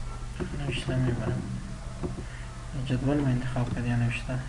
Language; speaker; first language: Persian; non-native, local second language; Pashto